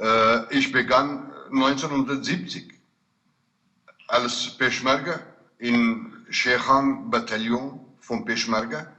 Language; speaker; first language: German; non-native, fluent; Kurdish